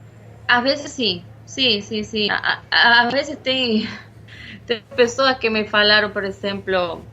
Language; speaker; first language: Portuguese; non-native, fluent; Spanish